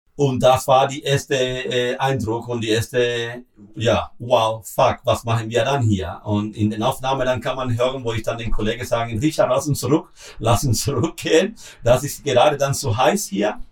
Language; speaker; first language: German; non-native, learner; Spanish